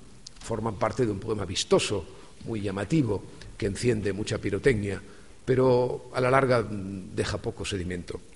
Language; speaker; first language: Spanish; native; Spanish